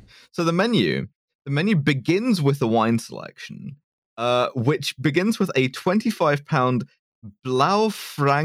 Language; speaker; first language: English; native; English